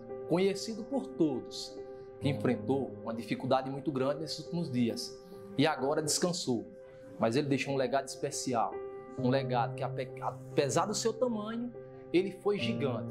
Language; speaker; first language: Portuguese; native; Portuguese